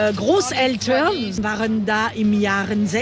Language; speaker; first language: German; non-native, fluent; French